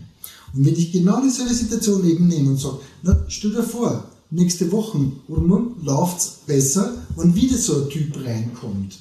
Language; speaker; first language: German; native; German